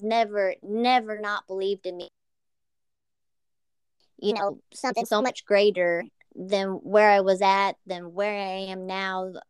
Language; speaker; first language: English; native; English